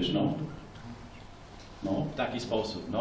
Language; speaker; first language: Polish; non-native, fluent; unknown